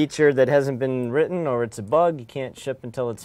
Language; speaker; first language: English; native; English